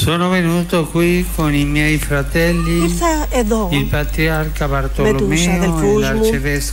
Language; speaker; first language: Italian; early bilingual, heritage; Spanish